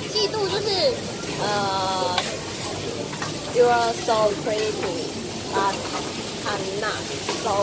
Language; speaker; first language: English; non-native, learner; Chinese